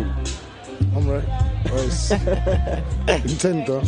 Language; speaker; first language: Spanish; non-native, fluent; English